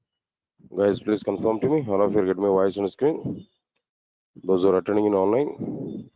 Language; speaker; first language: English; non-native, local second language; Telugu